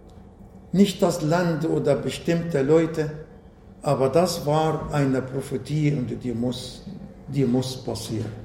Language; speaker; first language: German; non-native, fluent; Arabic